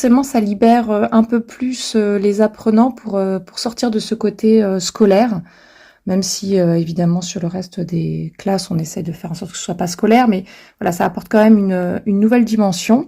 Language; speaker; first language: French; native; French